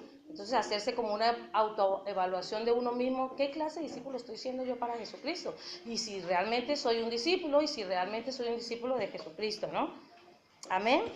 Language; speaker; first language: Spanish; native; Spanish